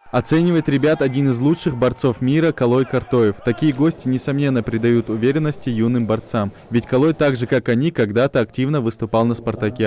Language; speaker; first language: Russian; native; Russian